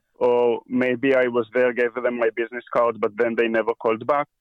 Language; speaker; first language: English; early bilingual, heritage; Hebrew